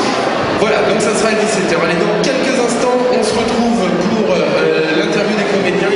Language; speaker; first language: French; native; French